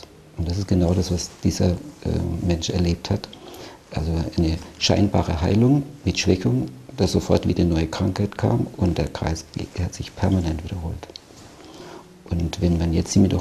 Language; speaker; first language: German; native; German